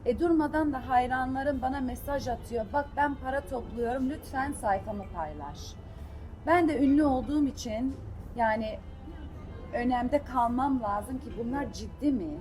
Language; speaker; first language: Turkish; early bilingual, heritage; Turkish